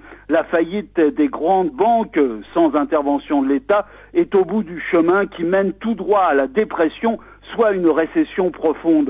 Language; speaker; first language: French; native; French